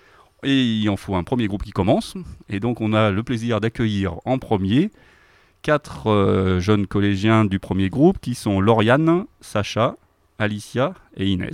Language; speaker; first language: French; native; French